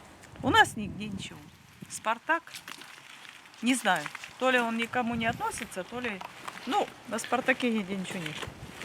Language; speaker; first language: Russian; native; Russian